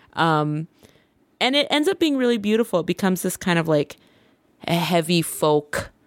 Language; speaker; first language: English; native; English